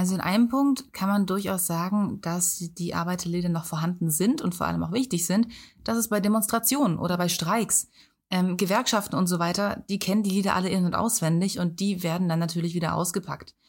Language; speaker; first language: German; native; German